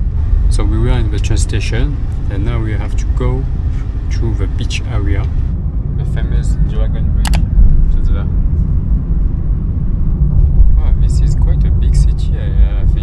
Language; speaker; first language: English; non-native, fluent; French